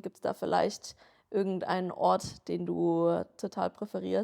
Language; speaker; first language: German; native; German